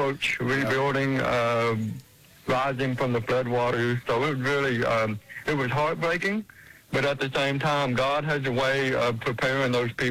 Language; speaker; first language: English; native; English